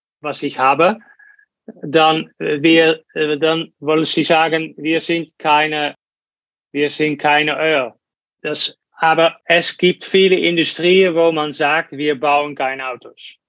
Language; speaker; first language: German; non-native, learner; Dutch